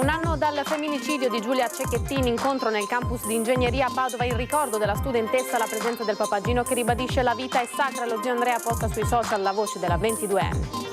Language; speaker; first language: Italian; native; Italian